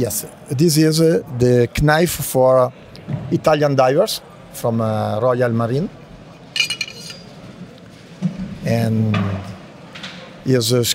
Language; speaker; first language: English; non-native, learner; Italian